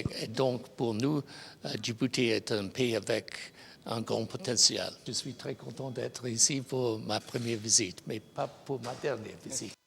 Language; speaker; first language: French; non-native, fluent; English